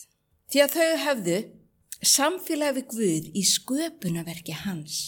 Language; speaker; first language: Icelandic; native; Icelandic